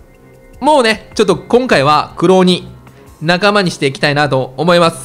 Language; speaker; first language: Japanese; native; Japanese